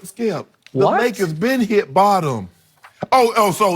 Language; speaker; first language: English; native; English